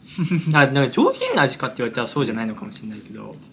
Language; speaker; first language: Japanese; native; Japanese